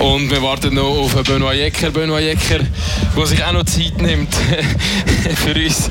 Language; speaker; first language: German; native; German